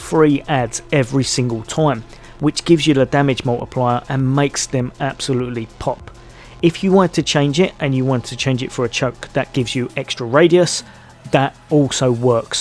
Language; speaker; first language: English; native; English